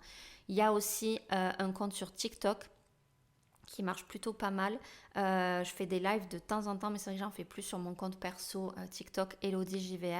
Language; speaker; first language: French; native; French